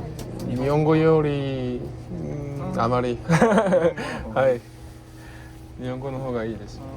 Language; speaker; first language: Japanese; non-native, learner; Korean